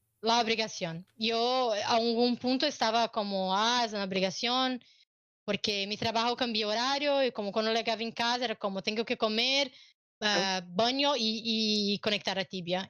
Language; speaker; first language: Spanish; non-native, learner; Portuguese